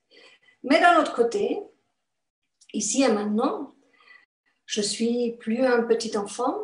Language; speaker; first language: French; non-native, fluent; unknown